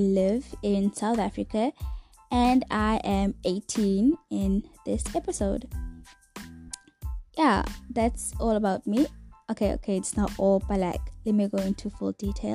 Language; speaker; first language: English; non-native, local second language; Xhosa